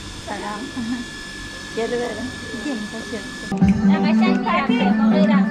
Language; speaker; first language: Turkish; non-native, fluent; Turkmen